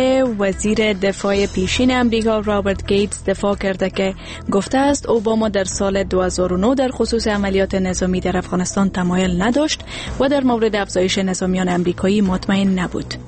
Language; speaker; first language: Persian; native; Persian